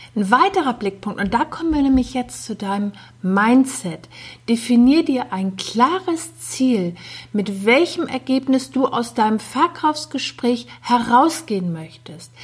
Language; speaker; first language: German; native; German